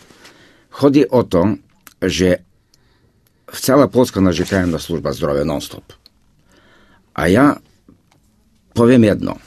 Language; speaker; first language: Polish; non-native, fluent; Bulgarian